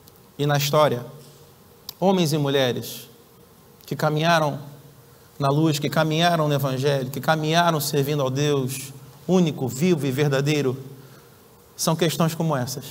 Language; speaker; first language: Portuguese; native; Portuguese